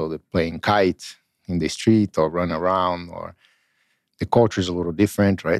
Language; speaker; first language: English; non-native, fluent; Portuguese